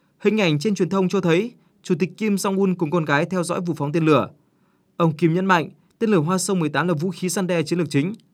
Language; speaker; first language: Vietnamese; native; Vietnamese